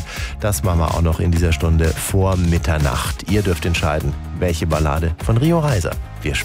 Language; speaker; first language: German; native; German